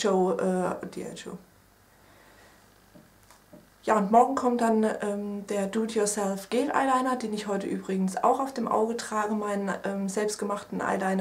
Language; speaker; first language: German; native; German